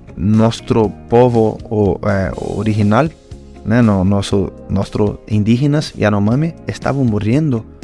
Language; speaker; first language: Spanish; non-native, learner; Portuguese